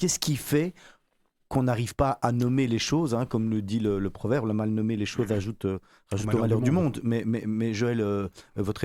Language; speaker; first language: French; native; French